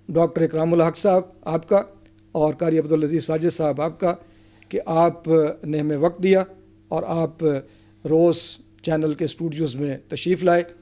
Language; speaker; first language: Urdu; native; Urdu